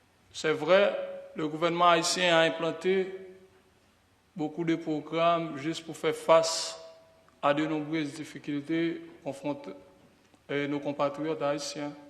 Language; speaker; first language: French; non-native, local second language; Haitian Creole